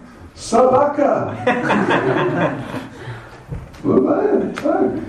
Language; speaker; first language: Russian; non-native, learner; English